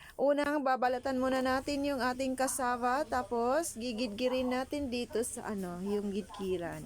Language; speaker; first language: Filipino; non-native, local second language; Cebuano